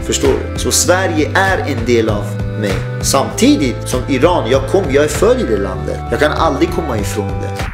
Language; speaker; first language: Swedish; early bilingual, other home language; Persian